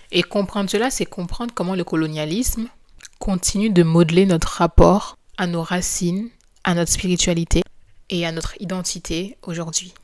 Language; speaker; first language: French; non-native, local second language; Haitian Creole